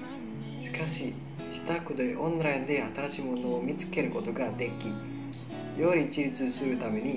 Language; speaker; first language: Japanese; non-native, learner; Indonesian